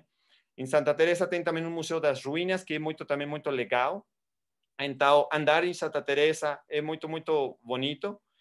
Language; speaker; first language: Portuguese; non-native, fluent; Spanish